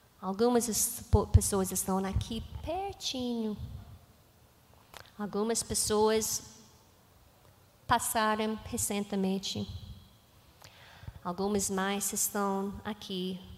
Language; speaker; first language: Portuguese; non-native, learner; English